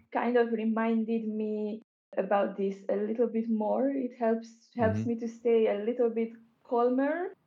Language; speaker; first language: English; non-native, fluent; Hungarian